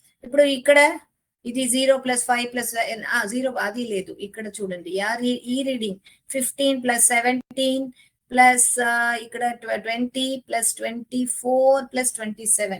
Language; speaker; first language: Telugu; non-native, learner; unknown